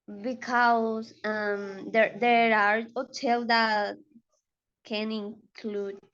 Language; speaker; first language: English; non-native, learner; Spanish